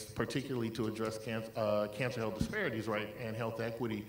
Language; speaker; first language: English; native; English